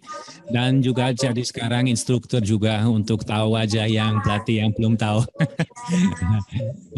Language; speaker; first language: Indonesian; non-native, fluent; German